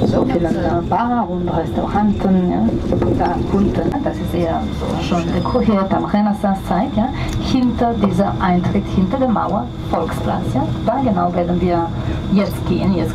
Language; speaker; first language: German; non-native, learner; Italian